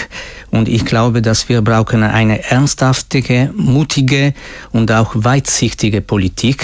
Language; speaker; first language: German; non-native, fluent; Italian